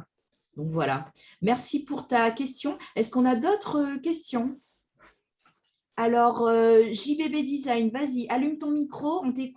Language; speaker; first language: French; native; French